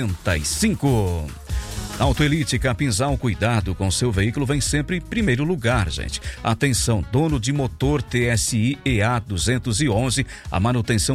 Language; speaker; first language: Portuguese; non-native, local second language; Italian